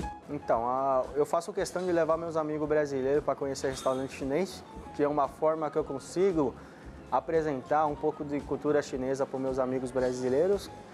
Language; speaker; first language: Portuguese; non-native, fluent; Chinese